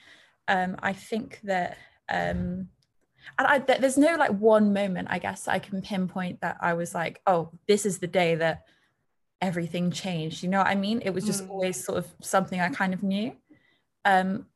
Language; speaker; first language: English; native; English